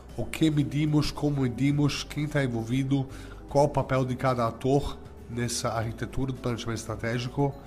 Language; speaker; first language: Portuguese; non-native, fluent; German